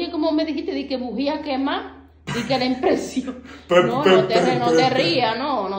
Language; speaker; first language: Spanish; native; Spanish